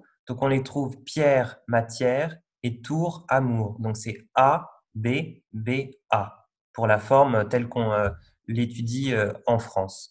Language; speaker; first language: French; native; French